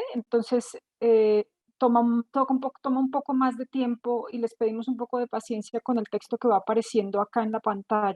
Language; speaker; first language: Spanish; native; Spanish